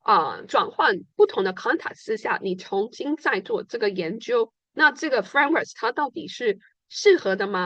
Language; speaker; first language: Chinese; native; Chinese